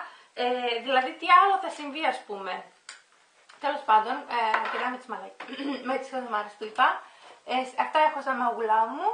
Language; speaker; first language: Greek; native; Greek